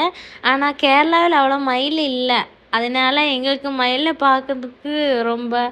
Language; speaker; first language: Tamil; non-native, learner; Malayalam